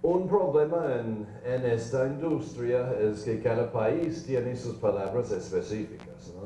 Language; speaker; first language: Spanish; non-native, fluent; English